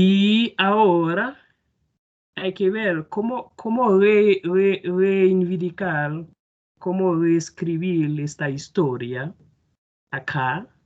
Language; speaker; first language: Spanish; non-native, fluent; Haitian Creole